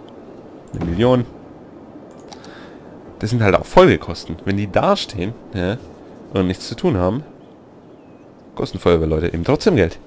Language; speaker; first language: German; native; German